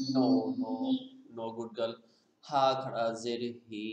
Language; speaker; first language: English; non-native, fluent; Bangla